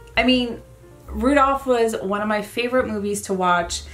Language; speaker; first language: English; native; English